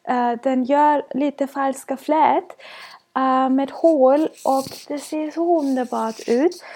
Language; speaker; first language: Swedish; non-native, fluent; German